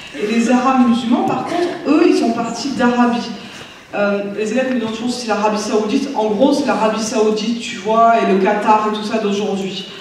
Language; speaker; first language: French; native; French